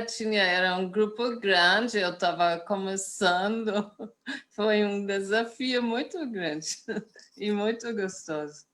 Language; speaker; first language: Portuguese; non-native, fluent; German